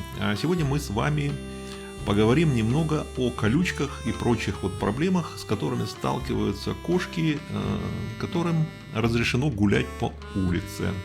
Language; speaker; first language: Russian; native; Russian